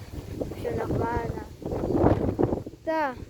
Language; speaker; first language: Russian; early bilingual, heritage; Russian